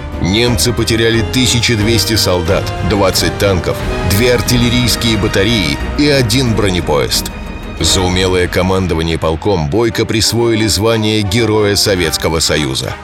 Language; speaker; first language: Russian; native; Russian